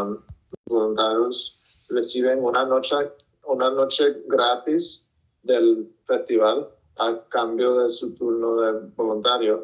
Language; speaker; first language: Spanish; early bilingual, heritage; Spanish